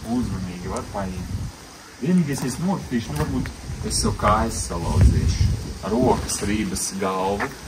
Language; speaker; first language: Latvian; non-native, local second language; Russian